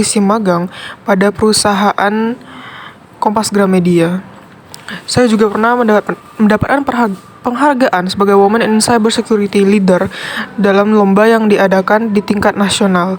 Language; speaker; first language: Indonesian; native; Indonesian